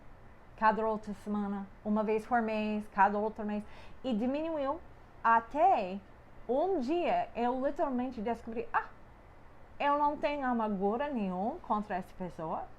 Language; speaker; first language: Portuguese; non-native, fluent; English